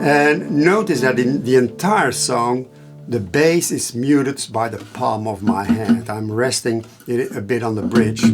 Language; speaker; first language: English; non-native, fluent; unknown